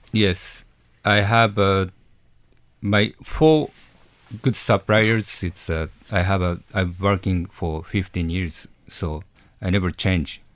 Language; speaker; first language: English; non-native, learner; Japanese